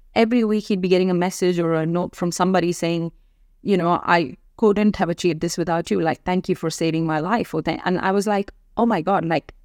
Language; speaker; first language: English; non-native, local second language; Hindi